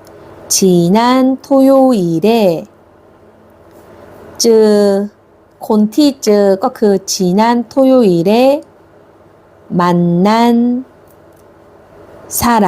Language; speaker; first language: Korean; non-native, fluent; Thai